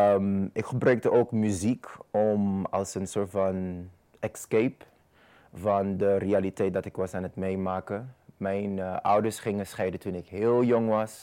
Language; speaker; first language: Dutch; non-native, fluent; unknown